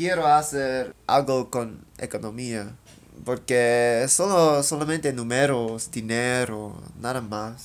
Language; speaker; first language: Spanish; non-native, learner; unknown